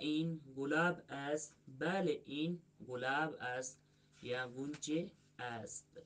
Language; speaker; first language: Persian; non-native, learner; Urdu